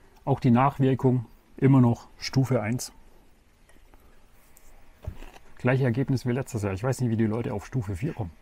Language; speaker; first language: German; native; German